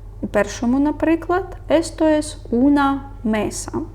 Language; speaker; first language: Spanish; non-native, fluent; Ukrainian